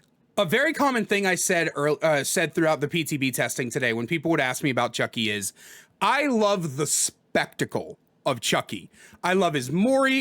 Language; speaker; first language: English; native; English